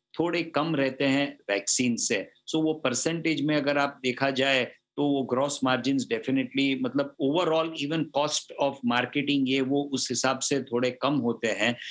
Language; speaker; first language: Hindi; non-native, local second language; Gujarati